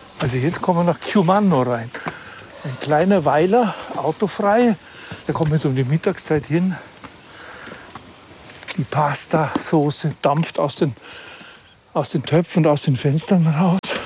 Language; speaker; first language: German; native; German